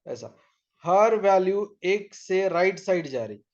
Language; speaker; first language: Hindi; non-native, local second language; Marathi